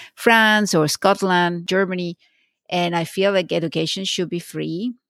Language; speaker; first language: English; non-native, fluent; Spanish